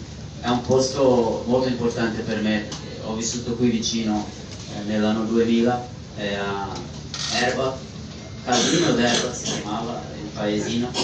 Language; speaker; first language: Italian; non-native, fluent; Portuguese